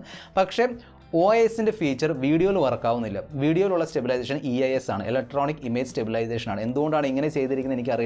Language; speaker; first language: Malayalam; native; Malayalam